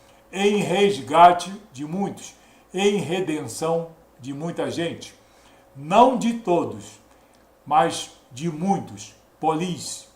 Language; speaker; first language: Portuguese; native; Portuguese